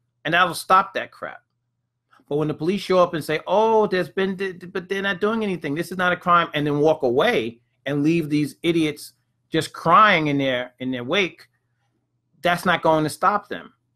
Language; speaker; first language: English; native; English